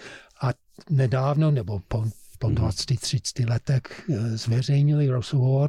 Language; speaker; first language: Czech; non-native, fluent; English